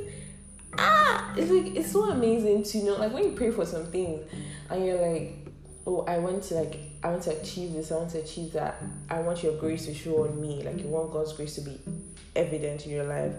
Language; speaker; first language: English; non-native, local second language; Yoruba